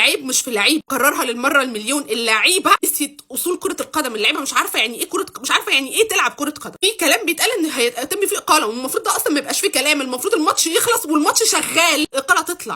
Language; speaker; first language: Arabic; native; Arabic